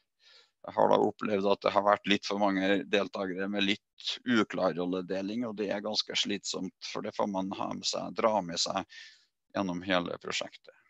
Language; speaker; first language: Norwegian; native; Norwegian